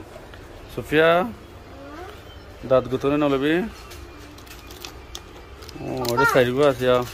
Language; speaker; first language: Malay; non-native, learner; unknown